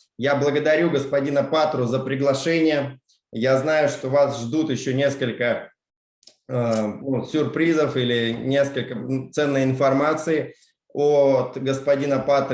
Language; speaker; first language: Russian; native; Russian